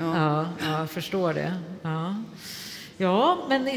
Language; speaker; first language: Swedish; native; Swedish